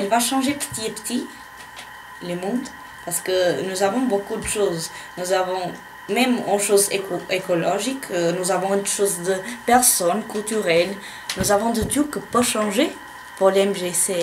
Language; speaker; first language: French; non-native, learner; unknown